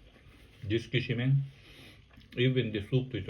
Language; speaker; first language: English; non-native, learner; Japanese